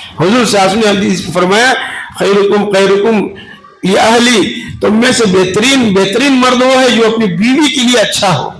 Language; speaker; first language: Urdu; native; Urdu